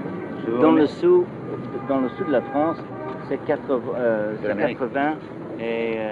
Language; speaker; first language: French; non-native, fluent; English